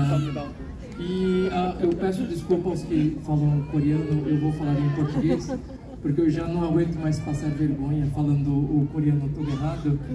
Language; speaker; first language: Portuguese; early bilingual, other home language; Korean